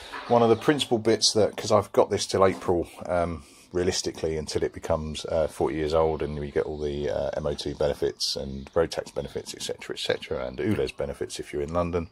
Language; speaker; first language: English; native; English